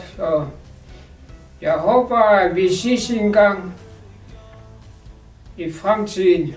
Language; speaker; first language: Danish; non-native, local second language; Kalaallisut